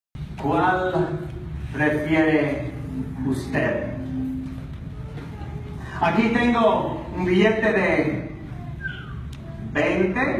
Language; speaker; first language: Spanish; non-native, fluent; English